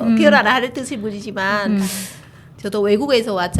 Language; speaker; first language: Korean; non-native, learner; Vietnamese